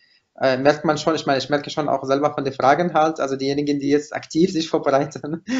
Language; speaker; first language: German; non-native, fluent; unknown